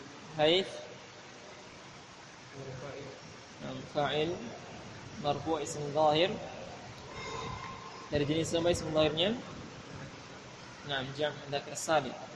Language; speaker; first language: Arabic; non-native, fluent; Indonesian